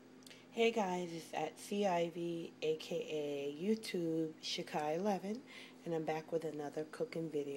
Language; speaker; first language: English; native; English